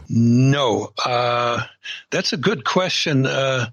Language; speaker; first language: English; non-native, fluent; German